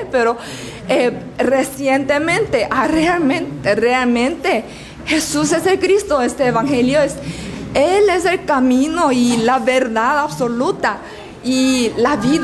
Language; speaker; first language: Spanish; non-native, learner; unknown